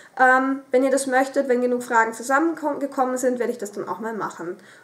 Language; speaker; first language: German; native; German